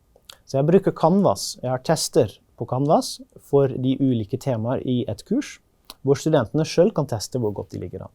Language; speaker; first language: Norwegian; non-native, fluent; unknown